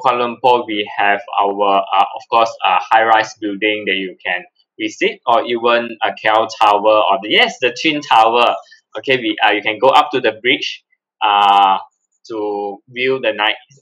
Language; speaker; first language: English; non-native, local second language; Cantonese